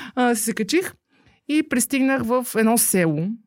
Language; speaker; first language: Bulgarian; native; Bulgarian